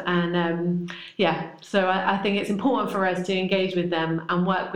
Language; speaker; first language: English; native; English